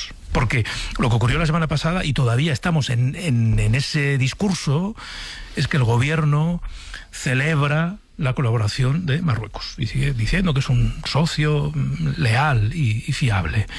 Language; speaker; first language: Spanish; native; Spanish